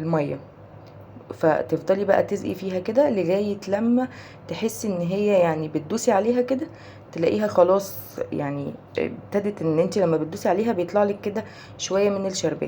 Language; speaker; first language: Arabic; native; Arabic